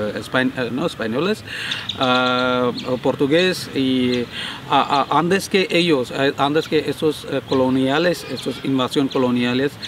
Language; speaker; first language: Spanish; non-native, learner; Malayalam